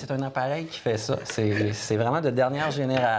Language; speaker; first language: French; native; French